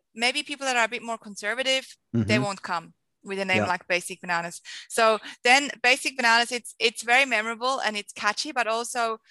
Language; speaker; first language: English; non-native, fluent; Swiss German